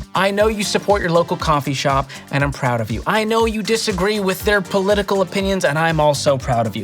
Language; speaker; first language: English; native; English